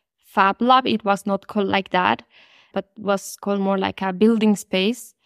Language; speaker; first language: English; non-native, fluent; Spanish